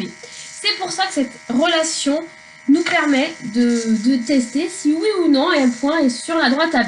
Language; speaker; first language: French; native; French